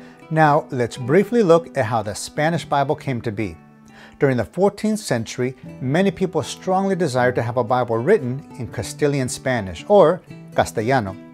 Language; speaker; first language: English; early bilingual, other home language; Spanish